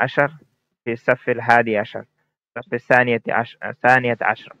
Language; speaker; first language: Arabic; non-native, fluent; Bangla